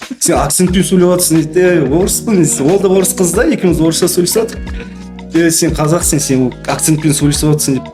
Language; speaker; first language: Kazakh; non-native, local second language; Russian